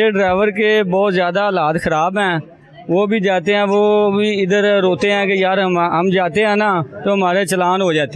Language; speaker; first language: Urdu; non-native, local second language; Punjabi